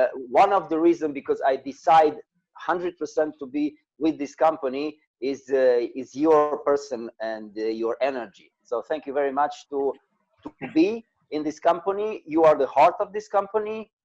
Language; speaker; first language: English; non-native, learner; Romanian